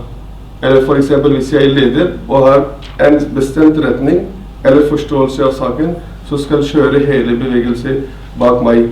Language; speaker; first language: Norwegian; non-native, fluent; Urdu